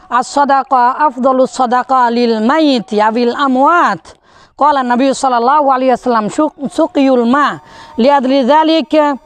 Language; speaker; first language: Arabic; non-native, fluent; Bangla